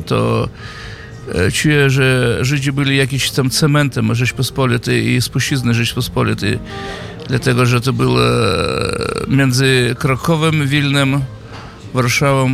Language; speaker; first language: Polish; non-native, fluent; Yiddish